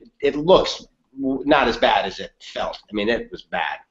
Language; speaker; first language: English; native; English